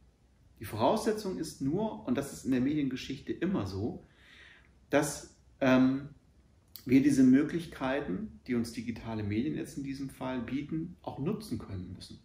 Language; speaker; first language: German; native; German